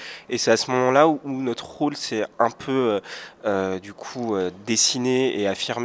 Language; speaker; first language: French; native; French